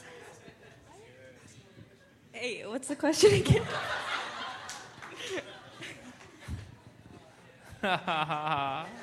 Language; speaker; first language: English; native; English